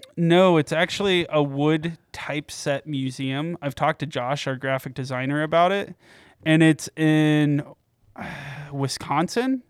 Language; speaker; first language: English; native; English